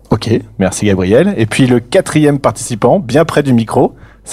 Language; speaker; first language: French; native; French